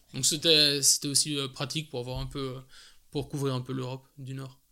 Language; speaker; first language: French; native; French